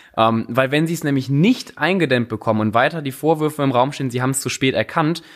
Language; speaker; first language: German; native; German